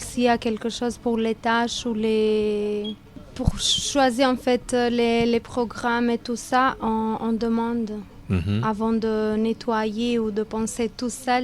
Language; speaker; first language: French; non-native, learner; Albanian